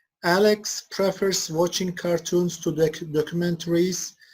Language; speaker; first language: English; non-native, fluent; Turkish